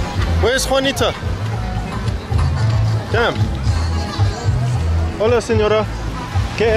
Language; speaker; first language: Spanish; non-native, learner; English